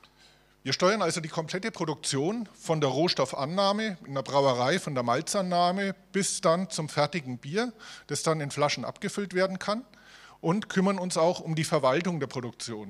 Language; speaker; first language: German; native; German